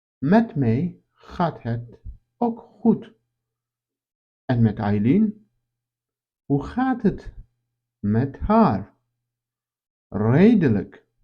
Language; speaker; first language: Dutch; non-native, fluent; Turkish